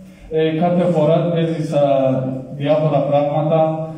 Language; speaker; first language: Greek; non-native, learner; Kurdish